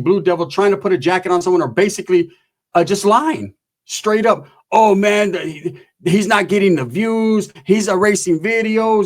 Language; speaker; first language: English; native; English